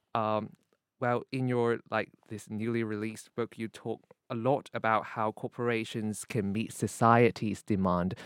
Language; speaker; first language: English; non-native, local second language; Cantonese